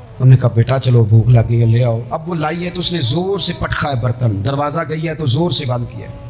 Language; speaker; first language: Urdu; non-native, local second language; Punjabi